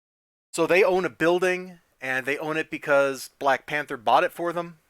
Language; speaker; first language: English; native; English